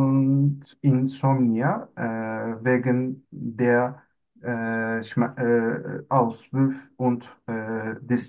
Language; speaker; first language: German; non-native, learner; Turkish